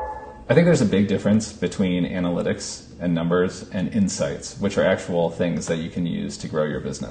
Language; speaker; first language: English; native; English